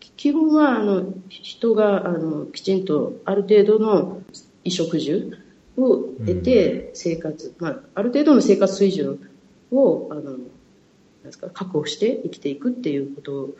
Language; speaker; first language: Japanese; native; Japanese